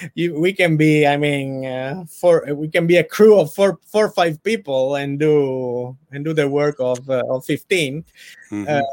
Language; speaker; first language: English; non-native, fluent; Italian